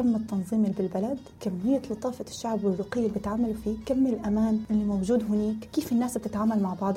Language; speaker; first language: Arabic; native; Arabic